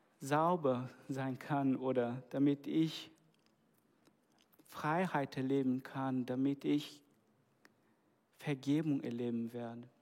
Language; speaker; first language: German; non-native, fluent; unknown